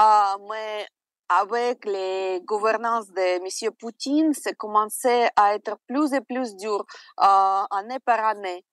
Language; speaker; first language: French; non-native, fluent; Russian